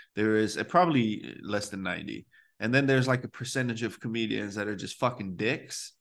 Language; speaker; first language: English; early bilingual, other home language; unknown